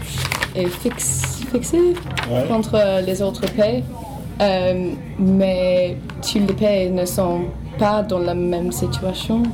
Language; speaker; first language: French; non-native, learner; English